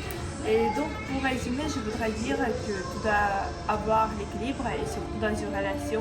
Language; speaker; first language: French; non-native, local second language; Ukrainian